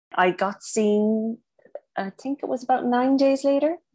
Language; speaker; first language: English; native; English